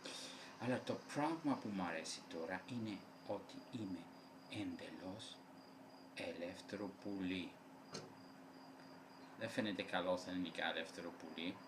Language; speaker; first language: Greek; non-native, fluent; Italian